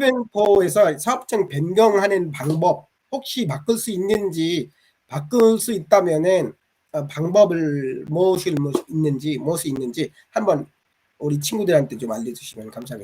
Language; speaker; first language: Korean; non-native, fluent; Bangla